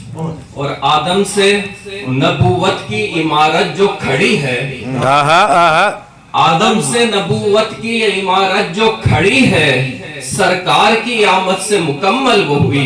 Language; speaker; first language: Urdu; native; Urdu